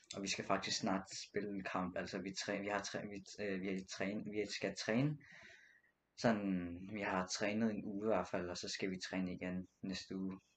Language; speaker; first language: Danish; early bilingual, other home language; Nepali